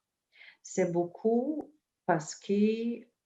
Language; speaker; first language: French; non-native, fluent; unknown